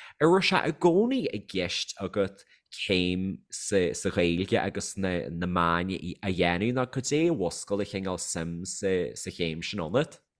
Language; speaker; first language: Irish; native; Irish